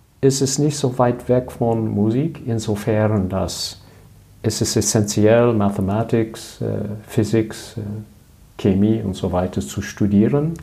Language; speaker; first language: German; non-native, learner; English